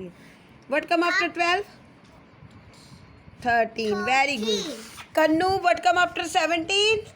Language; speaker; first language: English; non-native, local second language; Hindi